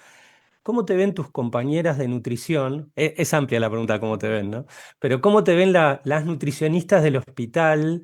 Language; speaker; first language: Spanish; native; Spanish